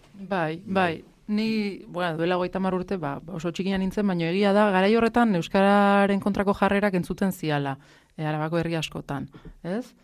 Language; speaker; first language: Basque; non-native, local second language; Spanish